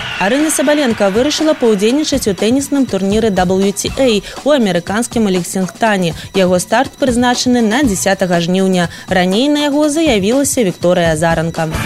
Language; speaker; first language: Belarusian; non-native, local second language; Russian